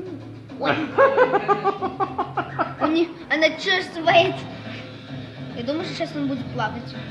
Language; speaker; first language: Russian; early bilingual, heritage; Russian